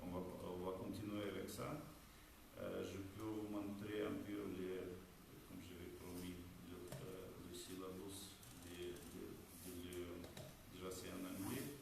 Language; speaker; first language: French; non-native, fluent; Romanian